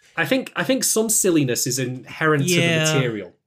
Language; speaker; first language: English; native; English